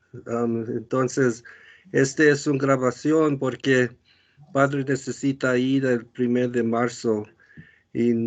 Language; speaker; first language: Spanish; non-native, learner; English